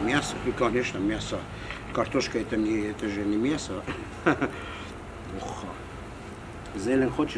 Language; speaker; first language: Russian; non-native, fluent; Armenian